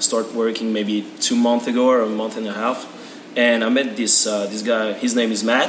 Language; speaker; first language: English; non-native, learner; French